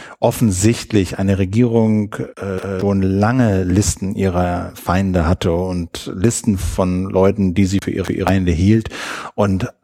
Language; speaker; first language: German; native; German